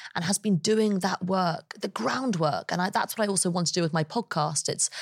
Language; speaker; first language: English; native; English